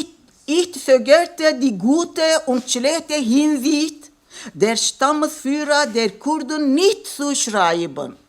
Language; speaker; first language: German; non-native, fluent; Kurdish